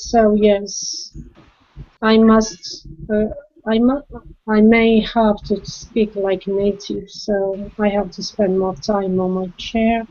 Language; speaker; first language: English; non-native, learner; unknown